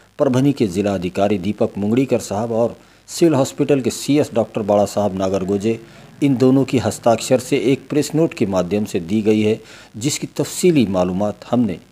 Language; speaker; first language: Hindi; non-native, local second language; Urdu